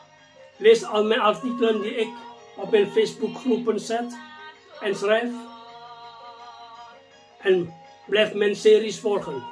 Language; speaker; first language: Dutch; non-native, fluent; Indonesian